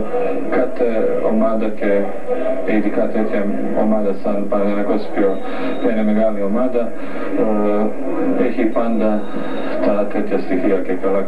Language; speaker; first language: Greek; non-native, fluent; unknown